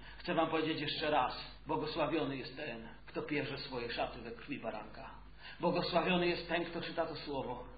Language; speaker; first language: Polish; native; Polish